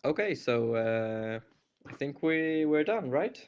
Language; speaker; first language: English; non-native, fluent; Hebrew